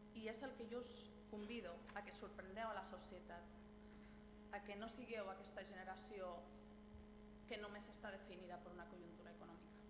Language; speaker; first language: Catalan; non-native, local second language; Spanish